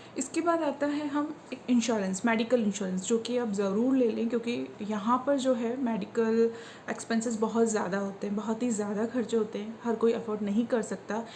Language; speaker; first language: Hindi; native; Hindi